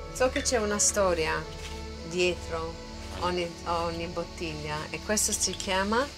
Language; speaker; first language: Italian; early bilingual, other home language; English